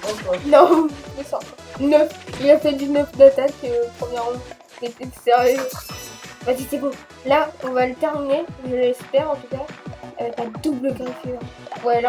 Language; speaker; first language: French; native; French